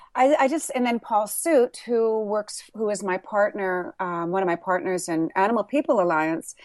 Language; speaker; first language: English; native; English